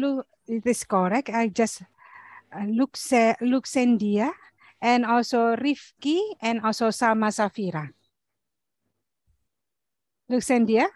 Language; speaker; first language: English; non-native, learner; Indonesian